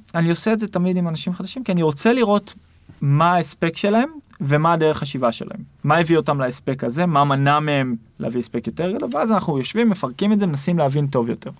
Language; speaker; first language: Hebrew; native; Hebrew